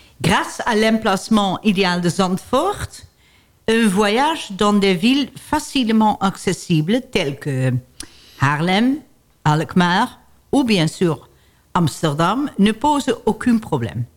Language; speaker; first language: French; non-native, learner; Dutch